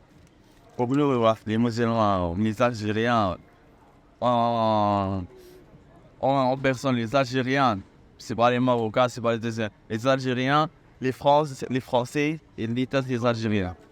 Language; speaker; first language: French; non-native, local second language; Arabic